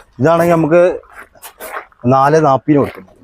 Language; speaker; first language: Malayalam; native; Malayalam